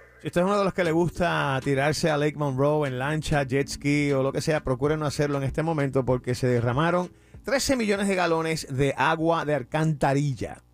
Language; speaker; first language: Spanish; early bilingual, heritage; Spanish